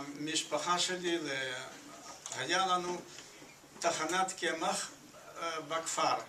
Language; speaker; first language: Hebrew; non-native, fluent; Yiddish